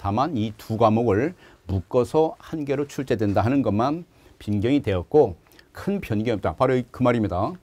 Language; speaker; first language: Korean; native; Korean